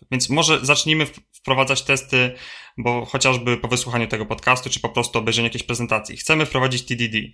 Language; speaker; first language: Polish; native; Polish